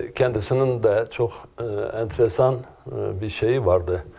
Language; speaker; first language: Turkish; non-native, local second language; Kurdish